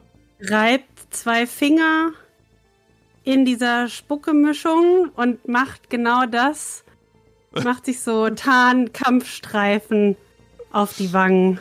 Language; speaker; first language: German; native; German